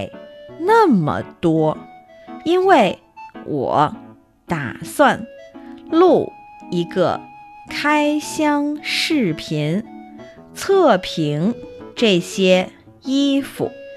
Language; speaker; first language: Chinese; native; Chinese